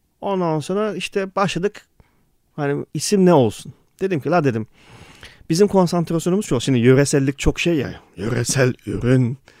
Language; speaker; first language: Turkish; early bilingual, heritage; Turkish